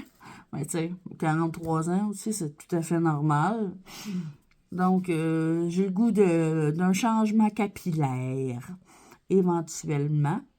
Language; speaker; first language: French; native; French